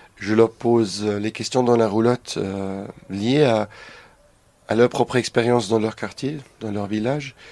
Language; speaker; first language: French; non-native, fluent; German